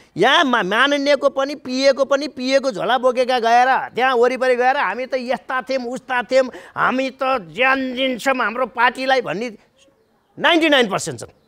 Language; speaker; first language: Nepali; native; Nepali